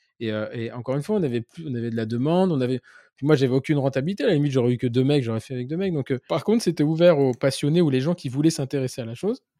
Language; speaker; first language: French; native; French